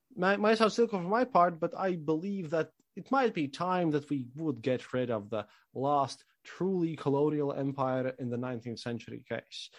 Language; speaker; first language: English; non-native, fluent; Latvian